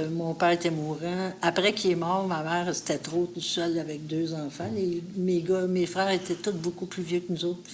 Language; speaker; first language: French; native; French